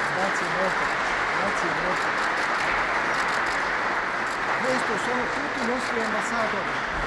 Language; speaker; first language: Italian; non-native, learner; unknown